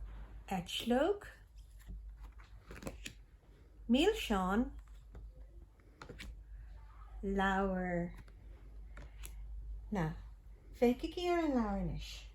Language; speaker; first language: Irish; non-native, local second language; English